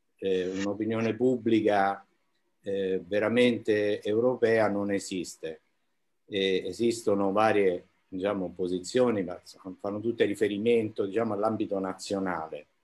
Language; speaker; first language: Italian; native; Italian